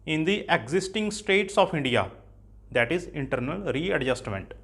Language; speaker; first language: English; non-native, local second language; Punjabi